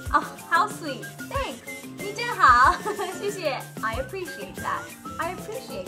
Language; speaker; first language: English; native; English